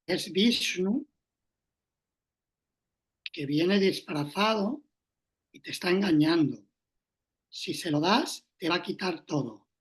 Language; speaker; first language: Spanish; native; Spanish